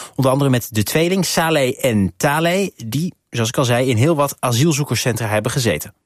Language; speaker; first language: Dutch; native; Dutch